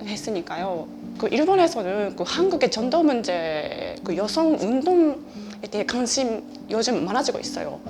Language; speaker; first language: Korean; non-native, fluent; Japanese